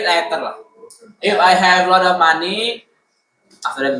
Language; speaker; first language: English; non-native, learner; Indonesian